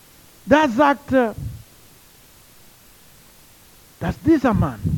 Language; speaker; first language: German; non-native, learner; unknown